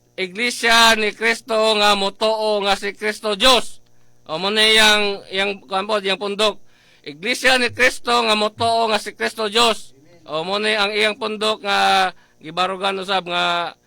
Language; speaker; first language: Cebuano; native; Cebuano